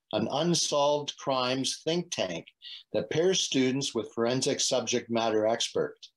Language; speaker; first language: English; native; English